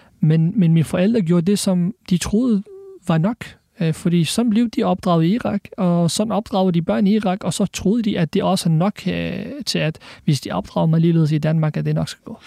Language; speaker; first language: Danish; early bilingual, other home language; Arabic